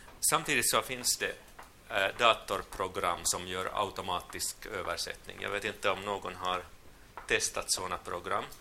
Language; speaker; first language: Swedish; non-native, local second language; Finnish